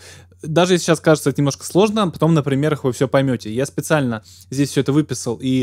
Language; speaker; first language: Russian; native; Russian